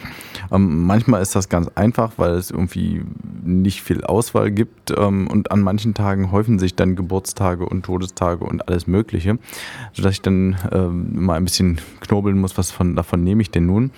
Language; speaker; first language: German; native; German